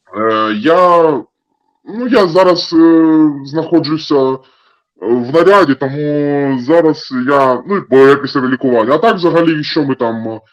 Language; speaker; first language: Ukrainian; non-native, local second language; Russian